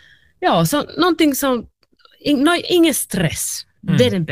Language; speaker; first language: Swedish; non-native, learner; Finnish